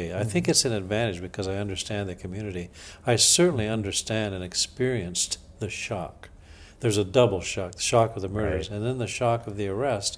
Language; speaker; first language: English; native; English